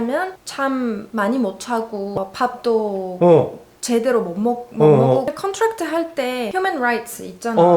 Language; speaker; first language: Korean; non-native, fluent; Arabic